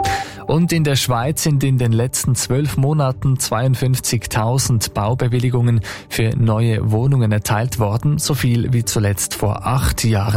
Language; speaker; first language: German; native; German